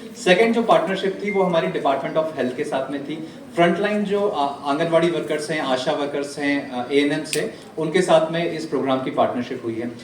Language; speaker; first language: Hindi; native; Hindi